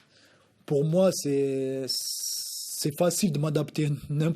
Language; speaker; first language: French; non-native, local second language; Arabic